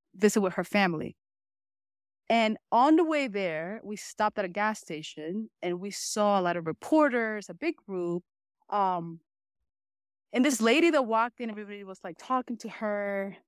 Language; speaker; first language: English; early bilingual, other home language; Spanish